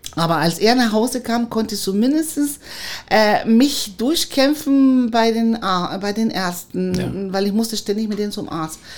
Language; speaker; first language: German; non-native, fluent; Spanish